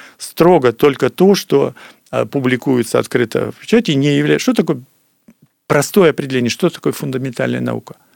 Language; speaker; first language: Russian; native; Russian